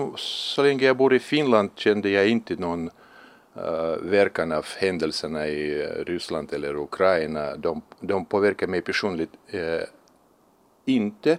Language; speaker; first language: Swedish; non-native, fluent; Russian